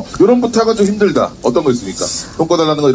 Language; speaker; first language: Korean; native; Korean